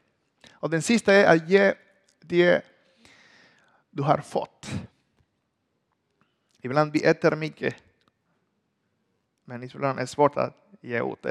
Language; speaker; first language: Swedish; non-native, learner; Spanish